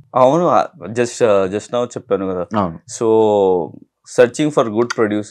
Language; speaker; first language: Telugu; non-native, local second language; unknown